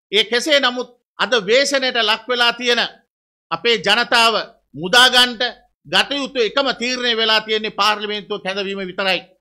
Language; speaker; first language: Sinhala; native; Sinhala